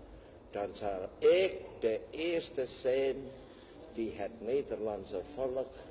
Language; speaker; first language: Dutch; non-native, fluent; Indonesian